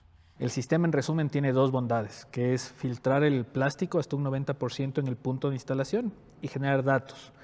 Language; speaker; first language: Spanish; native; Spanish